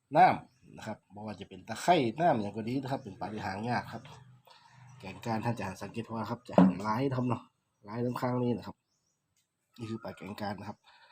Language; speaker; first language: Thai; native; Thai